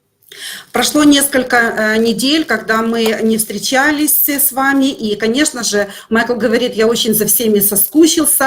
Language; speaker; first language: Russian; native; Russian